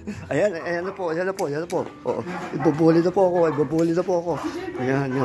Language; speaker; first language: Filipino; native; Filipino